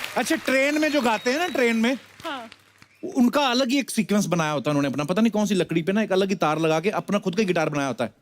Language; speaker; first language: Hindi; non-native, local second language; Punjabi